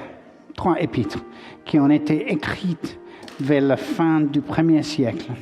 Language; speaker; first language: French; non-native, learner; English